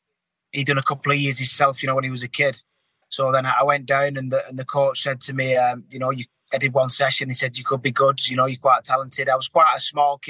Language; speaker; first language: English; native; English